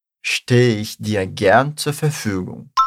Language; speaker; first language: German; non-native, fluent; Portuguese